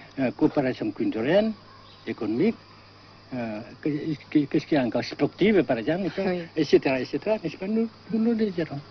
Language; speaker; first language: French; non-native, local second language; Vietnamese